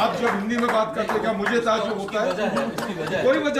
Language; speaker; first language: Hindi; early bilingual, other home language; English